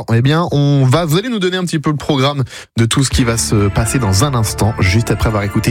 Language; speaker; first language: French; native; French